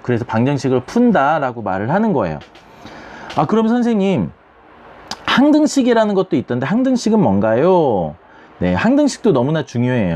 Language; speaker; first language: Korean; native; Korean